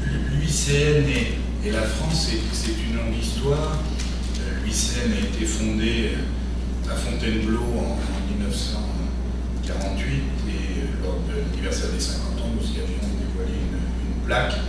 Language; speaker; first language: French; native; French